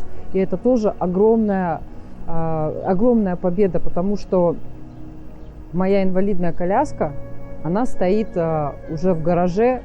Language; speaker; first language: Russian; native; Russian